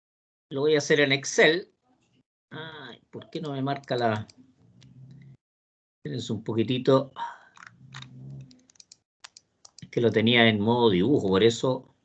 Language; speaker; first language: Spanish; native; Spanish